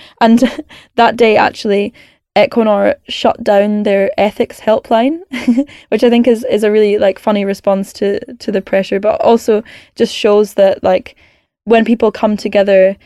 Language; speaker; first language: English; native; English